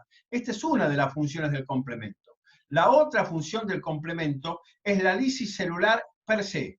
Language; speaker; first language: Spanish; native; Spanish